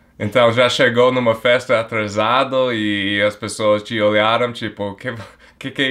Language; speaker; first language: Portuguese; non-native, fluent; English